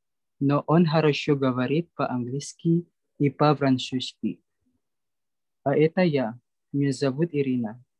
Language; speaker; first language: Russian; non-native, learner; Indonesian